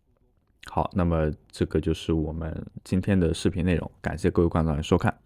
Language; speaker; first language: Chinese; native; Chinese